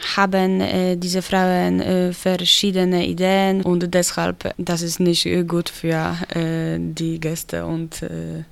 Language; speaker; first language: German; non-native, learner; Polish